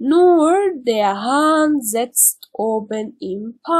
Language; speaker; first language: German; non-native, learner; Arabic